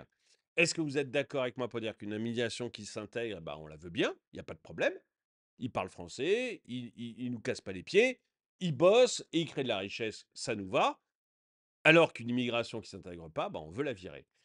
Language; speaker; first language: French; native; French